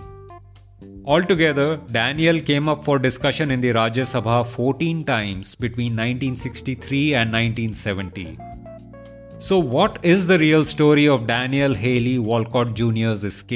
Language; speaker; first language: English; non-native, local second language; Hindi